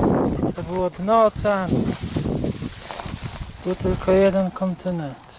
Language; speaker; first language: Polish; early bilingual, heritage; Polish